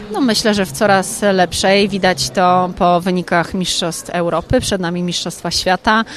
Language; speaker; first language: Polish; native; Polish